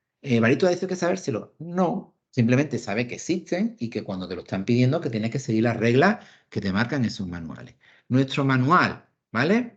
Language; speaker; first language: Spanish; native; Spanish